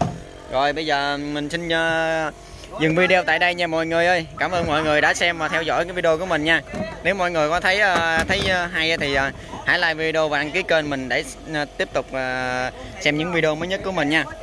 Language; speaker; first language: Vietnamese; native; Vietnamese